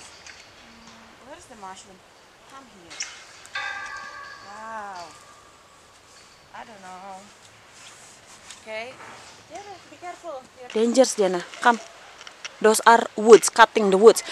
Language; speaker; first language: English; non-native, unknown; Indonesian